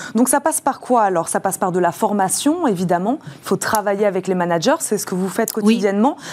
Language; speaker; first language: French; native; French